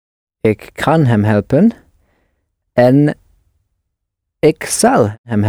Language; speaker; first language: Dutch; non-native, learner; English